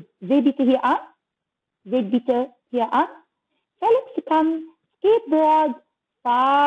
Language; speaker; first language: German; non-native, learner; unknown